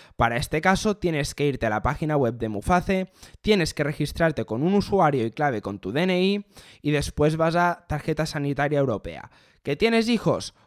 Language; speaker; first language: Spanish; native; Spanish